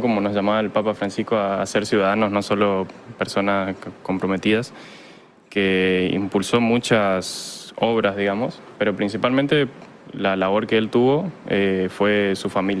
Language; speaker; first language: Spanish; native; Spanish